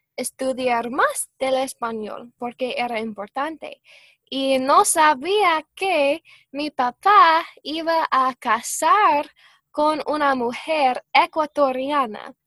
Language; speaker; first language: Spanish; non-native, fluent; English